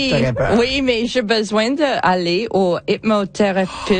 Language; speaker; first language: French; non-native, learner; English